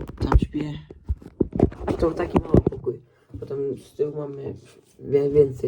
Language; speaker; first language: Polish; early bilingual, heritage; Polish